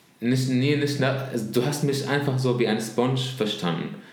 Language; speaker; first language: German; non-native, learner; Arabic